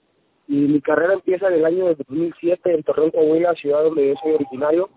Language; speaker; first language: Spanish; native; Spanish